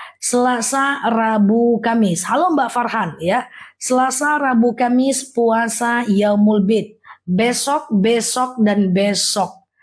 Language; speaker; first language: Indonesian; non-native, local second language; Minangkabau